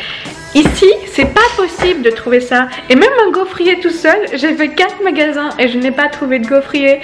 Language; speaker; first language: French; native; French